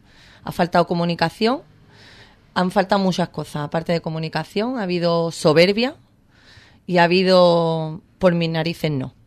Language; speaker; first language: Spanish; native; Spanish